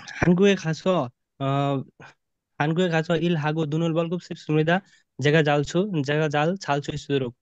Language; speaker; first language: Korean; non-native, learner; Bangla